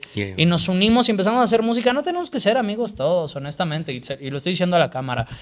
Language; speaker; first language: Spanish; native; Spanish